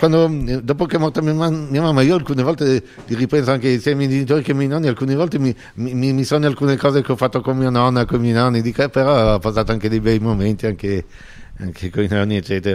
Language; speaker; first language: Italian; native; Italian